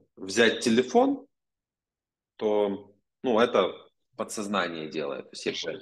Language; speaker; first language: Russian; non-native, local second language; Ukrainian